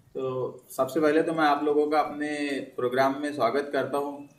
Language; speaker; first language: Hindi; non-native, local second language; Urdu